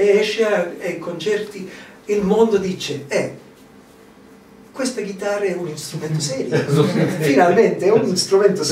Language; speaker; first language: Italian; non-native, fluent; English